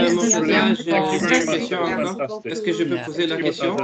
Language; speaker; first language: French; non-native, learner; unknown